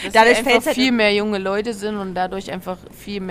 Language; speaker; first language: German; native; German